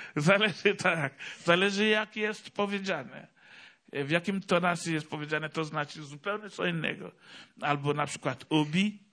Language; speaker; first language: Polish; non-native, fluent; Igbo